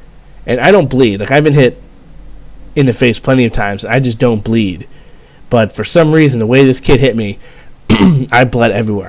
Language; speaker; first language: English; native; English